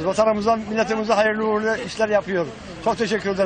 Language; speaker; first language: Turkish; native; Turkish